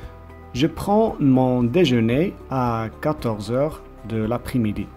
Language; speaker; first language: French; non-native, local second language; Arabic